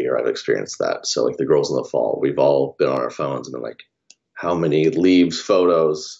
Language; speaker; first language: English; native; English